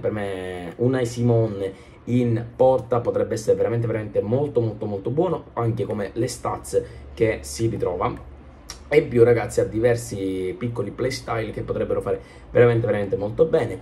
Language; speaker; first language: Italian; native; Italian